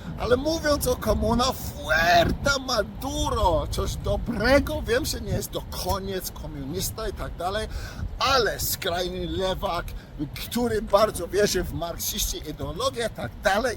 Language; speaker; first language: Polish; early bilingual, heritage; English